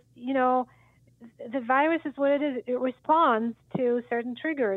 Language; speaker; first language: English; non-native, fluent; Polish